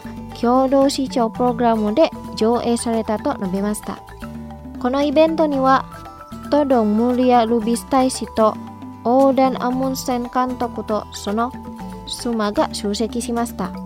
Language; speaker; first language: Japanese; non-native, fluent; Indonesian